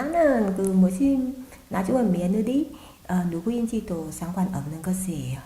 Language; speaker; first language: Korean; non-native, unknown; Vietnamese